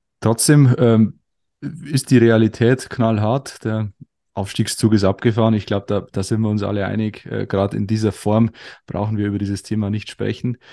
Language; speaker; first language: German; native; German